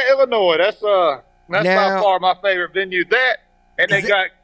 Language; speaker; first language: English; native; English